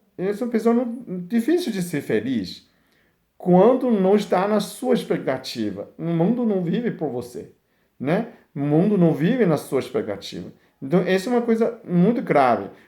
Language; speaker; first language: Portuguese; non-native, fluent; Chinese